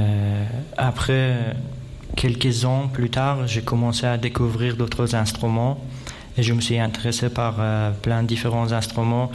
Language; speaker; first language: French; non-native, fluent; Persian